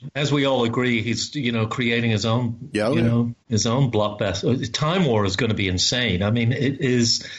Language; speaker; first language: English; native; English